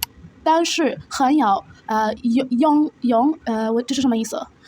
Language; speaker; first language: Chinese; non-native, learner; Arabic